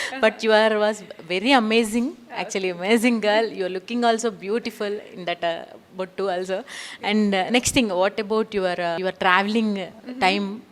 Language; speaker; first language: English; non-native, local second language; Telugu